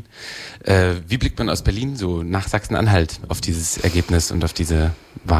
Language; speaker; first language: German; native; German